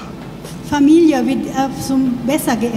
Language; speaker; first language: German; non-native, learner; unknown